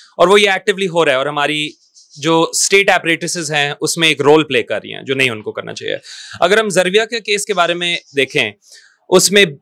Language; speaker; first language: Urdu; non-native, local second language; Punjabi